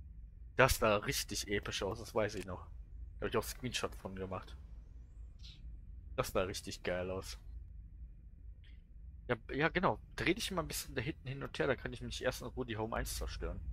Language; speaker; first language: German; native; German